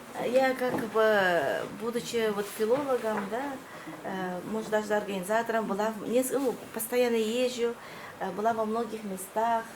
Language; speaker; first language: Russian; non-native, local second language; Yakut